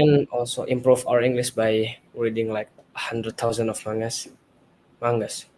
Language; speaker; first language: English; non-native, learner; Indonesian